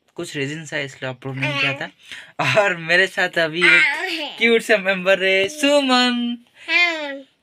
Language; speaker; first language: Hindi; non-native, local second language; Odia